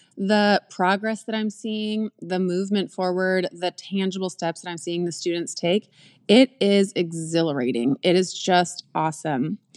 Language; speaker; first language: English; native; English